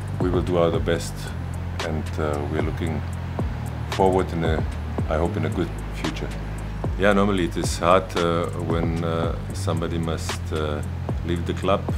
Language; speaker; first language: English; non-native, learner; Croatian